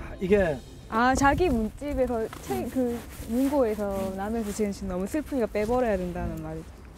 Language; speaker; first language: Korean; native; Korean